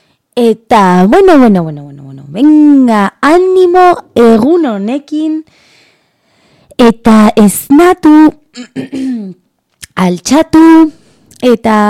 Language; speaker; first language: Basque; non-native, learner; Spanish